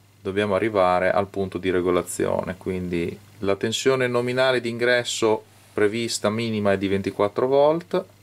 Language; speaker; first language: Italian; native; Italian